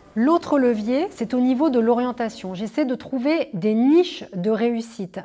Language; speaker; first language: French; native; French